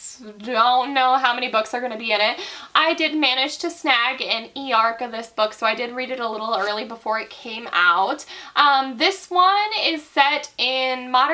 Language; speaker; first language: English; native; English